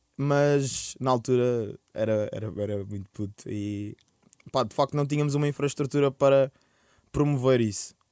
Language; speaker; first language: Portuguese; native; Portuguese